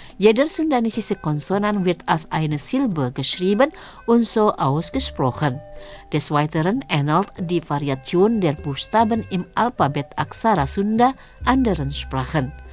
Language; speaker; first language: German; non-native, fluent; Indonesian